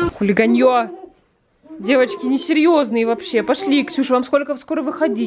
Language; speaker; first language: Russian; native; Russian